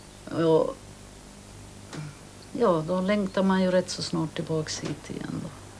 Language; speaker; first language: Swedish; early bilingual, other home language; Finnish